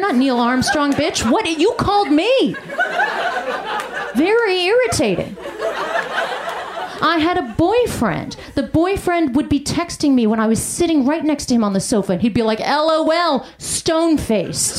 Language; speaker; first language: English; native; English